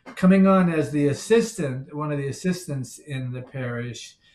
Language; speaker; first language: English; native; English